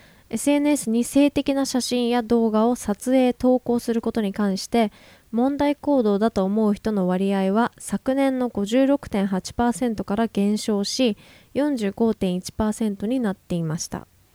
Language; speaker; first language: Japanese; native; Japanese